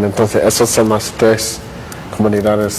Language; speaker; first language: Spanish; non-native, fluent; English